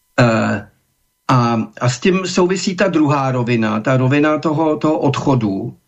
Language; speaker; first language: Czech; native; Czech